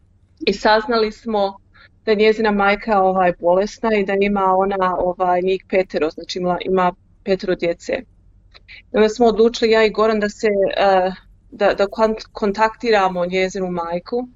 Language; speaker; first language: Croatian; early bilingual, heritage; Croatian